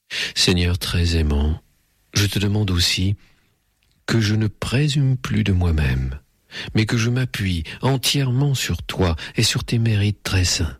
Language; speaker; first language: French; native; French